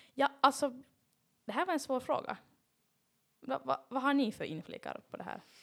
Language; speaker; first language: Swedish; native; Swedish